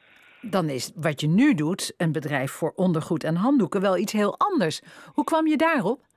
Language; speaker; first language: Dutch; native; Dutch